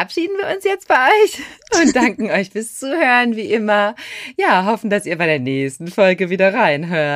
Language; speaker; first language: German; native; German